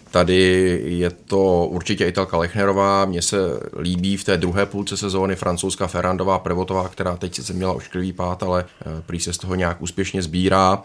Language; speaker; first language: Czech; native; Czech